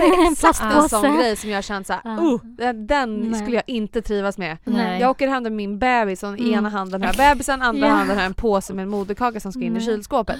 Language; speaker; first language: Swedish; native; Swedish